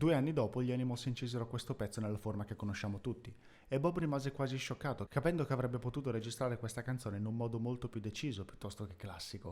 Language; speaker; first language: Italian; native; Italian